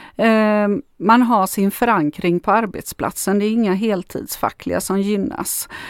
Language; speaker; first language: Swedish; non-native, fluent; Macedonian